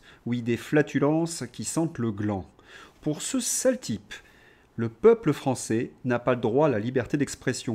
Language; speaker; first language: French; native; French